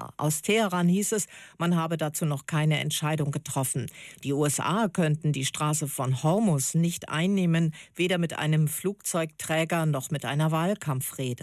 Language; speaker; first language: German; native; German